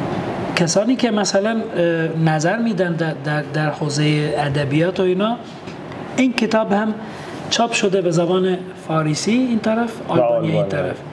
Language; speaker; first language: Persian; non-native, fluent; Albanian